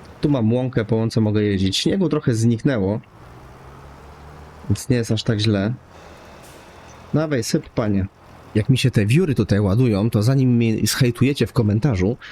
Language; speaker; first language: Polish; native; Polish